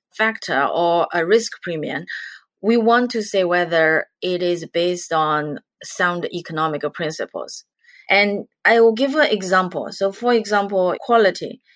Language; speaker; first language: English; non-native, fluent; Chinese